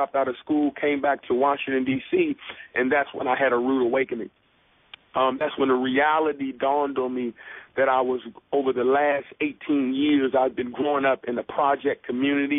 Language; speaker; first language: English; native; English